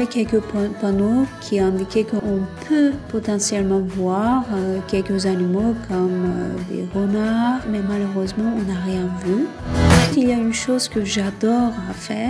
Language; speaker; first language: French; non-native, fluent; Turkish